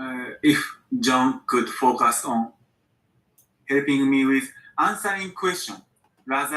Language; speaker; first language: English; non-native, learner; Japanese